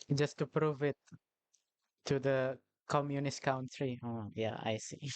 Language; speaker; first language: English; non-native, learner; Indonesian